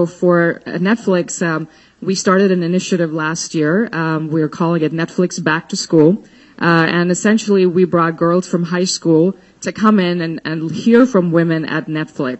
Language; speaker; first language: English; non-native, local second language; Hindi